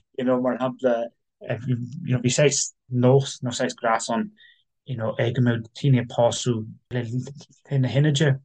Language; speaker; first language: Irish; non-native, local second language; English